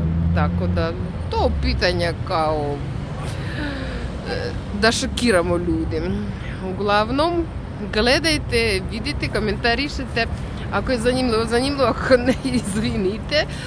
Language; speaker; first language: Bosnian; non-native, learner; Russian